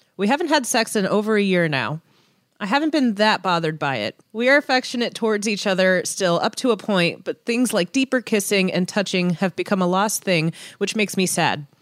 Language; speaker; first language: English; early bilingual, other home language; Persian